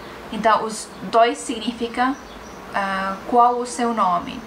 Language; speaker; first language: Portuguese; non-native, fluent; Estonian